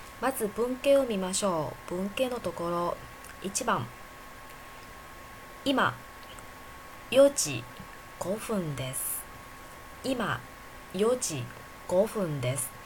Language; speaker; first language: Japanese; non-native, fluent; Chinese